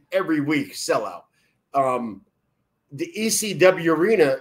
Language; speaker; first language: English; native; English